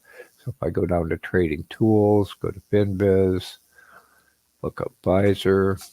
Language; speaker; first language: English; native; English